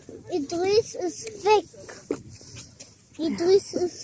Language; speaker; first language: German; early bilingual, other home language; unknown